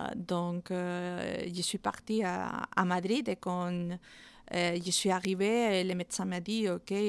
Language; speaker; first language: French; non-native, fluent; Spanish